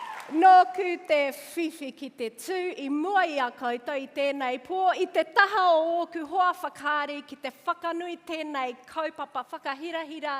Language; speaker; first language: Māori; non-native, local second language; English